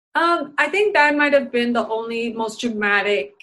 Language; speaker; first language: English; native; English